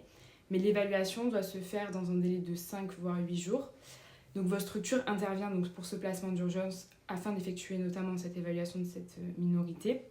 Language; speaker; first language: French; native; French